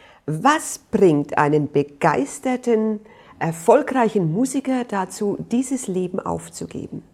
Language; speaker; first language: German; native; German